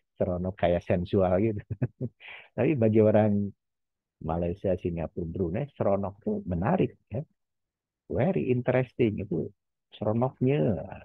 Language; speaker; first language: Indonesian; non-native, local second language; Javanese